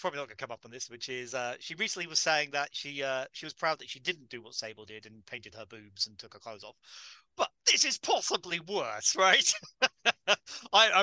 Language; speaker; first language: English; native; English